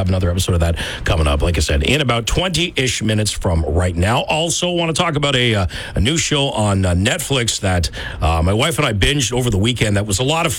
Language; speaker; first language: English; native; English